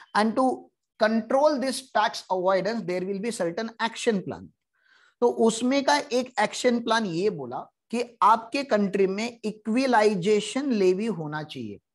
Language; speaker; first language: Hindi; non-native, local second language; Marathi